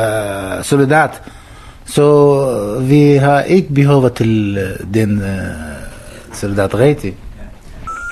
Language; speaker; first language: Danish; non-native, learner; Arabic